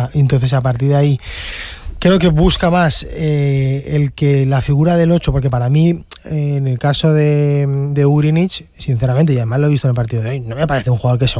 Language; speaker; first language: Spanish; native; Spanish